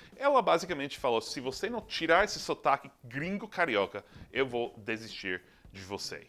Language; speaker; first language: Portuguese; non-native, fluent; English